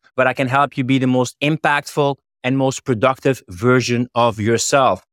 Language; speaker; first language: English; non-native, fluent; Dutch